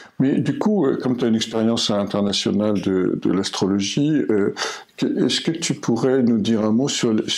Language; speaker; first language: French; native; French